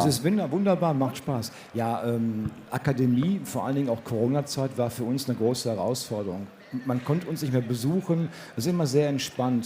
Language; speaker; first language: German; native; German